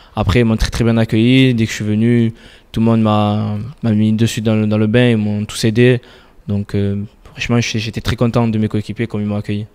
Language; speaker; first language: French; native; French